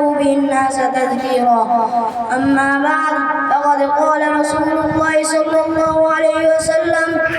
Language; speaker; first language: Arabic; non-native, fluent; Bangla